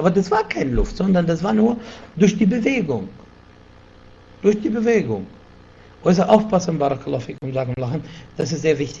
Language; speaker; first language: German; non-native, fluent; Arabic